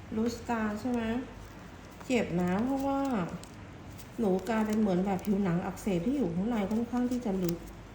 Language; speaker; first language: Thai; native; Thai